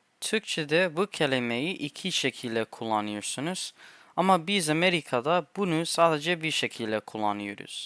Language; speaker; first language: Turkish; non-native, fluent; English